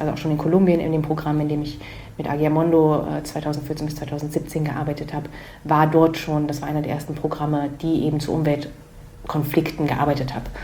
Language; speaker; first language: German; native; German